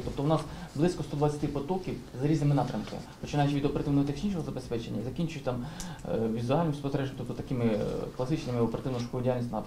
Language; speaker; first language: Ukrainian; native; Ukrainian